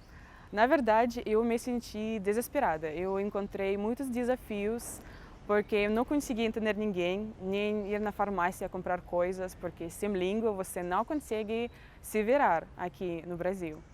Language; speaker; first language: Portuguese; non-native, fluent; Russian